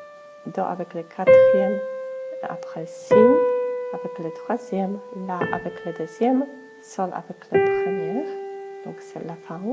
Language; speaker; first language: French; non-native, fluent; Polish